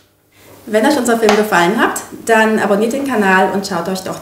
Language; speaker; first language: German; native; German